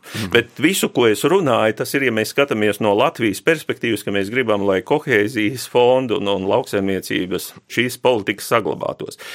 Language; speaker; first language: Latvian; native; Latvian